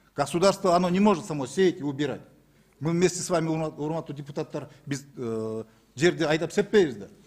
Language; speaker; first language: Russian; non-native, local second language; Kyrgyz